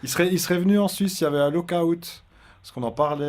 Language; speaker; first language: French; native; French